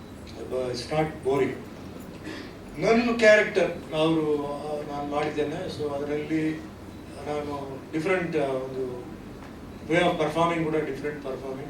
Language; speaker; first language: Kannada; non-native, fluent; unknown